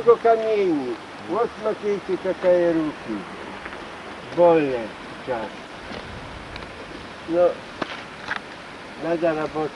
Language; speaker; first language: Russian; non-native, learner; Polish